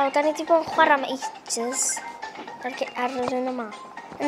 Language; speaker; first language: Welsh; native; Welsh